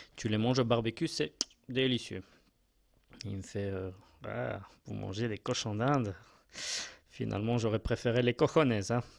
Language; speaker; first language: French; non-native, fluent; Spanish